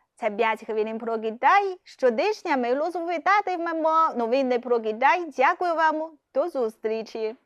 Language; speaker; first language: Ukrainian; non-native, fluent; Chinese